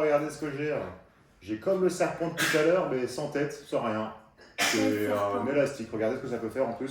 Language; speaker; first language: French; native; French